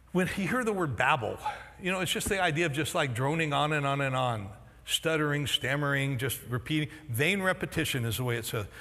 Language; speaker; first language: English; native; English